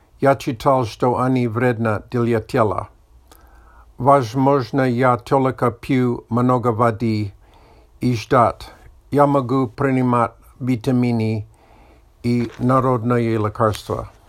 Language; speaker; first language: Russian; non-native, learner; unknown